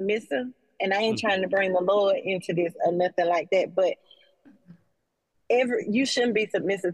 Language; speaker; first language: English; native; English